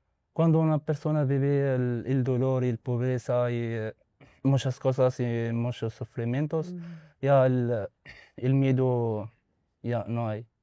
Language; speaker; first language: Spanish; non-native, learner; Arabic